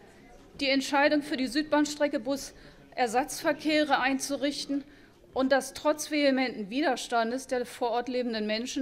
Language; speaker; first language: German; native; German